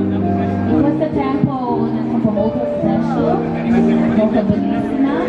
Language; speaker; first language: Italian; non-native, learner; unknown